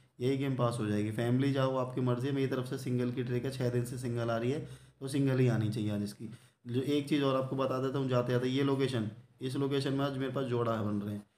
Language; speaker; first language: Hindi; native; Hindi